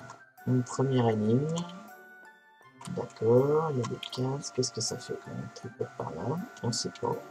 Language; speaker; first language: French; native; French